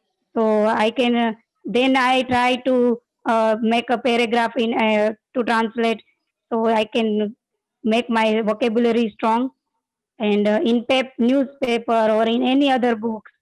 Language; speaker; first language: English; non-native, learner; Gujarati